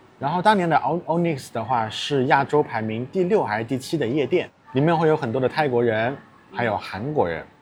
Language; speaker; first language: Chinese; native; Chinese